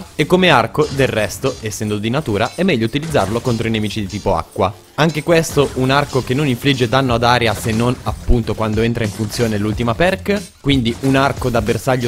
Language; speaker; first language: Italian; native; Italian